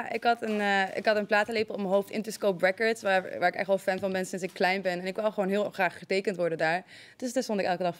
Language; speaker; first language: Dutch; native; Dutch